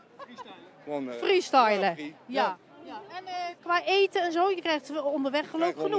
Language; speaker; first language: Dutch; native; Dutch